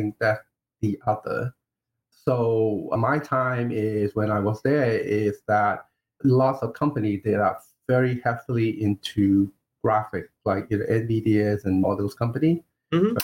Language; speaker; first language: English; non-native, local second language; Cantonese